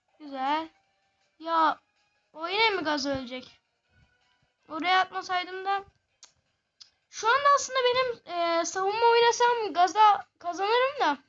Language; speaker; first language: Turkish; native; Turkish